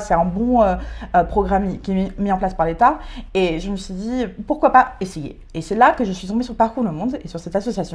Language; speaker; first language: French; native; French